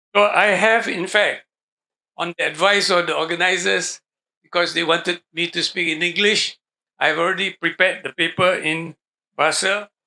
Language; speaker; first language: English; non-native, local second language; Malay